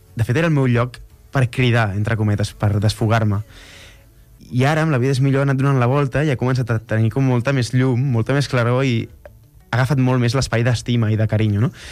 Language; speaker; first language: Catalan; native; Catalan